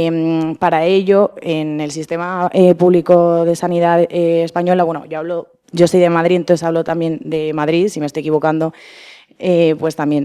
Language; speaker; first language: Spanish; native; Spanish